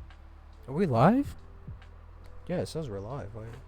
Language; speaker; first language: English; native; English